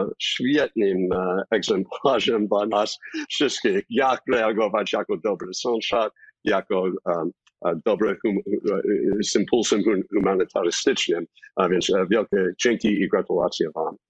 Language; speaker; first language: Polish; non-native, fluent; English